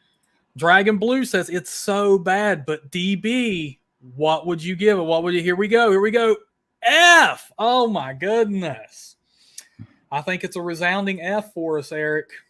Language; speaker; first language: English; native; English